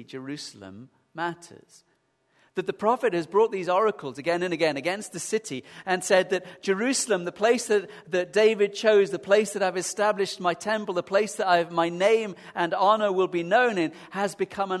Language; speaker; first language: English; native; English